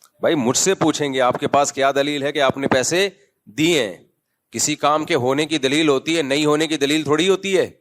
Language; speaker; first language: Urdu; native; Urdu